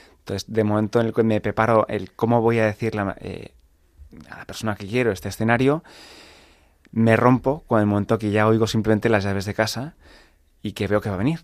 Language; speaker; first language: Spanish; native; Spanish